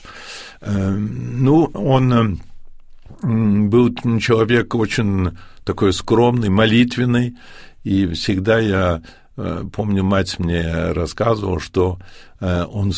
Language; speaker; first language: Russian; early bilingual, heritage; Russian